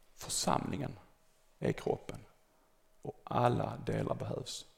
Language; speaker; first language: Swedish; native; Swedish